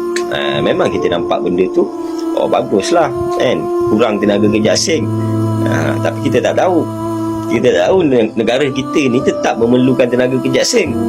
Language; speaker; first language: Malay; native; Malay